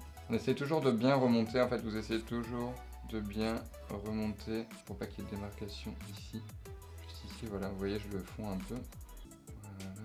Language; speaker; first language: French; native; French